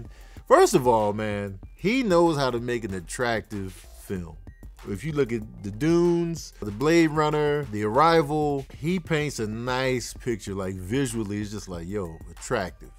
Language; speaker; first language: English; native; English